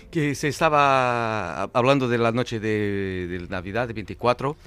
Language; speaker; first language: Spanish; non-native, fluent; Portuguese